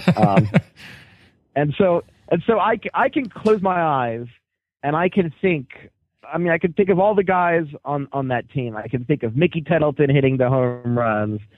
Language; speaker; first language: English; native; English